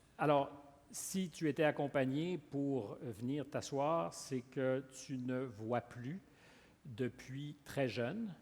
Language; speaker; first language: French; native; French